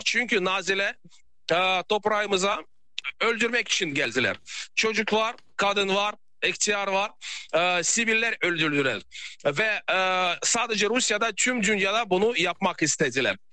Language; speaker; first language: Turkish; non-native, learner; Russian